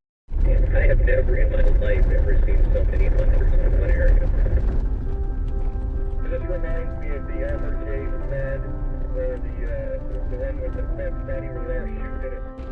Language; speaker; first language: English; native; English